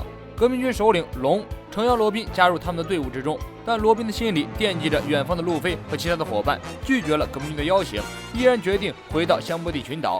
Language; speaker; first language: Chinese; native; Chinese